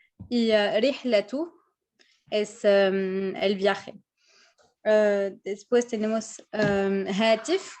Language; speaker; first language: Spanish; non-native, fluent; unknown